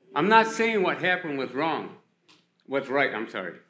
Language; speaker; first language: English; native; English